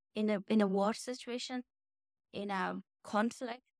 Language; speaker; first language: English; non-native, fluent; Persian